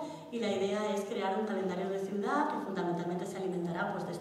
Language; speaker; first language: Spanish; native; Spanish